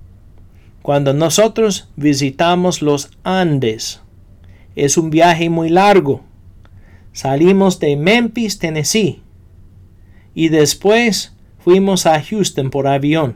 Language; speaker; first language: Spanish; non-native, fluent; English